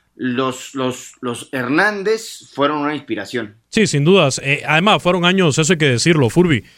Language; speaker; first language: Spanish; native; Spanish